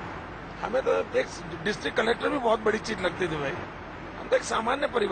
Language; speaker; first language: Hindi; non-native, local second language; Gujarati